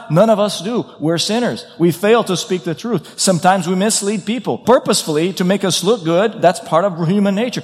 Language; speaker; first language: English; non-native, fluent; Portuguese